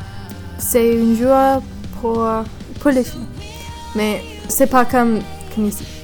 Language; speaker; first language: French; non-native, learner; English